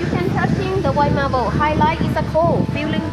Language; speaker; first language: English; non-native, learner; Thai